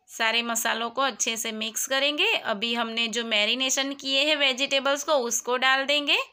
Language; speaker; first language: Hindi; non-native, local second language; Gujarati